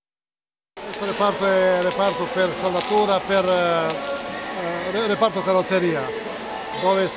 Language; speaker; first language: Italian; non-native, learner; Serbian